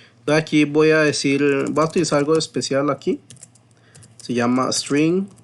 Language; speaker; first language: Spanish; early bilingual, heritage; Spanish